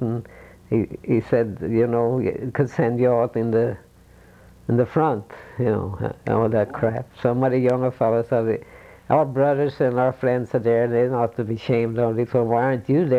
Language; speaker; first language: English; non-native, fluent; Swedish